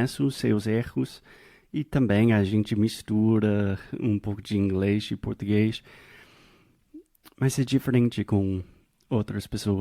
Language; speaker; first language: Portuguese; non-native, fluent; English